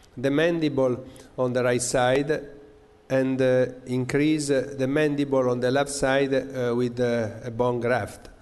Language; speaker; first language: English; non-native, fluent; Italian